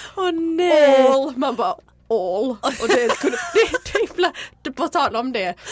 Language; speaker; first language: Swedish; early bilingual, other home language; Serbian